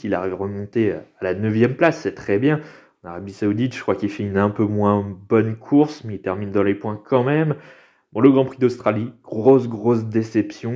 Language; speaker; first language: French; native; French